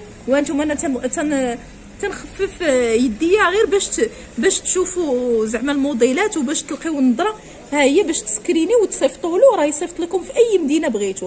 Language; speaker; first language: Arabic; native; Arabic